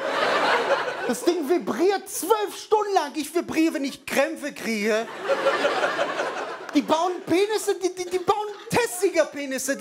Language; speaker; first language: German; non-native, fluent; Hebrew